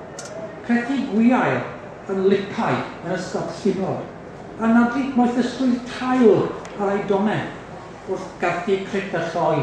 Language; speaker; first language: Welsh; native; Welsh